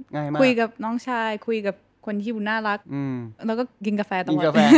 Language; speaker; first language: Thai; non-native, fluent; Portuguese